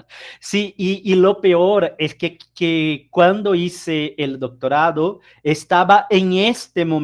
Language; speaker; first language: Spanish; non-native, fluent; Portuguese